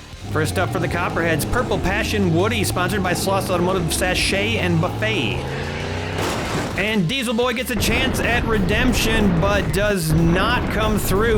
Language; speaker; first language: English; native; English